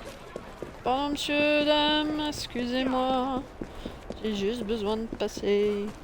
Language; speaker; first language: French; native; French